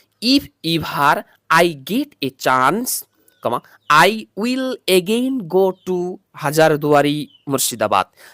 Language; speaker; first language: English; non-native, local second language; Bangla